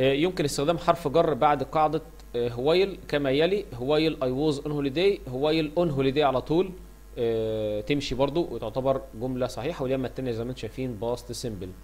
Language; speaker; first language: Arabic; native; Arabic